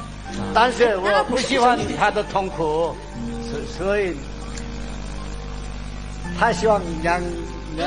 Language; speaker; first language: Chinese; non-native, learner; Korean